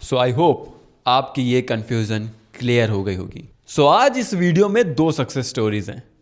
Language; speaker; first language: Hindi; native; Hindi